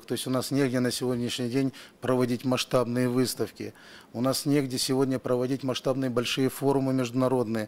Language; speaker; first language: Russian; native; Russian